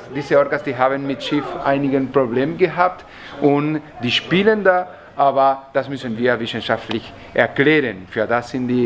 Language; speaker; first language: German; non-native, learner; Spanish